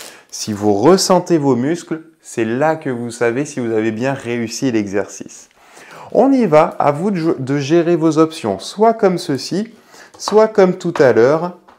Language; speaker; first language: French; native; French